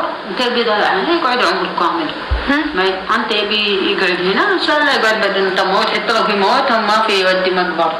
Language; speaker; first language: Arabic; non-native, learner; Amharic